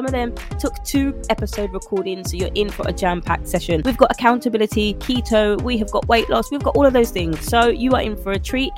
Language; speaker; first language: English; native; English